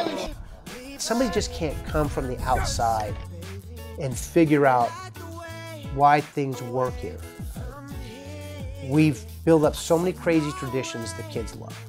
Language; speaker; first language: English; native; English